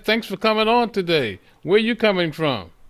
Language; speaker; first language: English; native; English